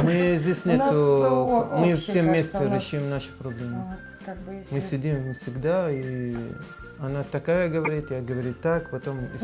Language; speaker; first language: Russian; non-native, learner; Arabic